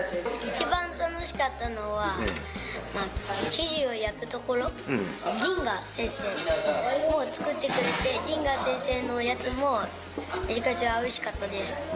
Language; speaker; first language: Japanese; native; Japanese